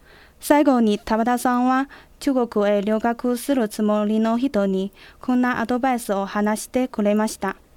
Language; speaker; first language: Japanese; non-native, fluent; Chinese